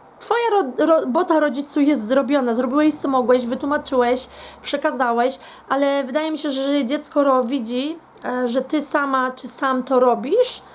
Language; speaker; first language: Polish; native; Polish